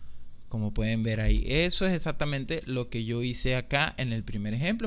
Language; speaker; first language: Spanish; native; Spanish